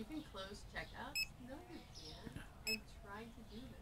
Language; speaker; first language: English; native; English